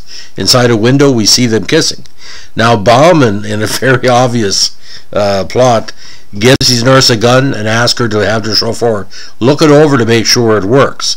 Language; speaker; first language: English; native; English